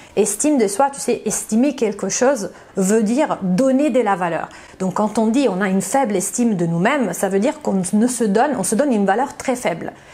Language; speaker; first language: French; non-native, fluent; Italian